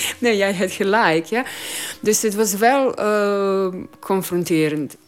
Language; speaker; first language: Dutch; non-native, learner; Croatian